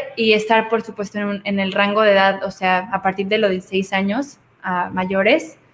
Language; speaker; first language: Spanish; native; Spanish